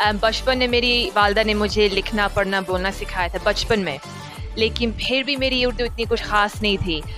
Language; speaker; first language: Urdu; early bilingual, heritage; Urdu